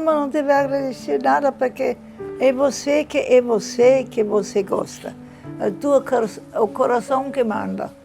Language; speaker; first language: Portuguese; non-native, fluent; Italian